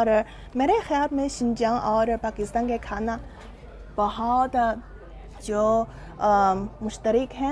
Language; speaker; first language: Hindi; non-native, fluent; Chinese